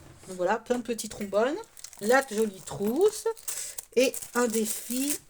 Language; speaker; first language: French; native; French